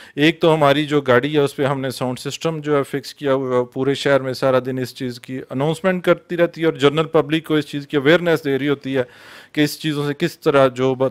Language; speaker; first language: Urdu; non-native, local second language; Punjabi